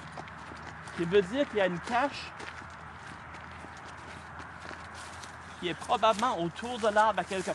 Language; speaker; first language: French; native; French